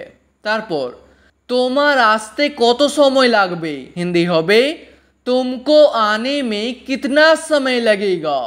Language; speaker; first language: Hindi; non-native, fluent; Bangla